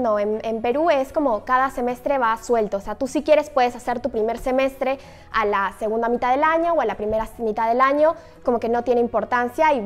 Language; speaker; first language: Spanish; native; Spanish